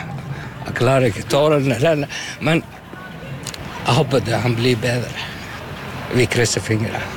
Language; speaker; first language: Norwegian; non-native, learner; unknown